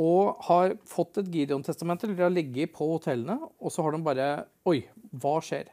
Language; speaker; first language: Norwegian; native; Norwegian